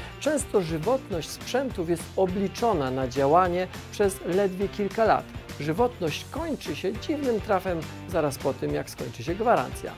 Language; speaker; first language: Polish; native; Polish